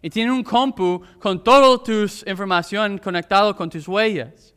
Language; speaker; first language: Spanish; non-native, fluent; English